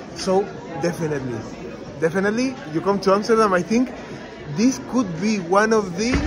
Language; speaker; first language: English; non-native, fluent; Spanish